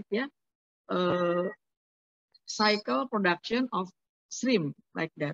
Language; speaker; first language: English; non-native, learner; Indonesian